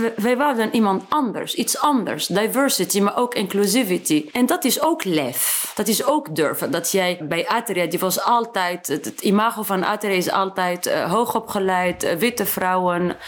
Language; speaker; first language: Dutch; non-native, fluent; Arabic